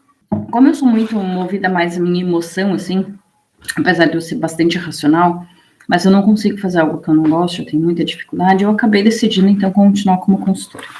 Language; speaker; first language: Portuguese; native; Portuguese